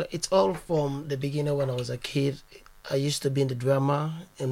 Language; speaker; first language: English; non-native, local second language; Krio